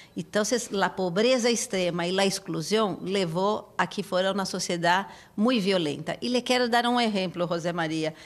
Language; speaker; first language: Portuguese; native; Portuguese